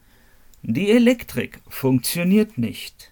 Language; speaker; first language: Russian; non-native, fluent; German